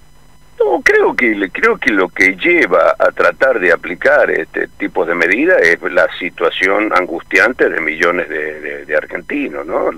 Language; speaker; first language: Spanish; native; Spanish